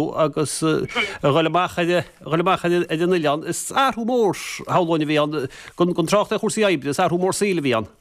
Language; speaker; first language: Irish; native; Irish